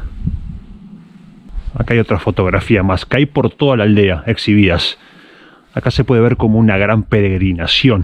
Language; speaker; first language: Spanish; native; Spanish